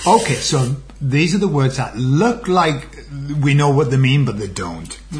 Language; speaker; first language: English; native; English